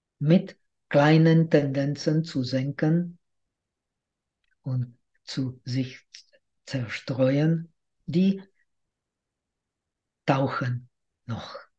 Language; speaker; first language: German; non-native, fluent; Czech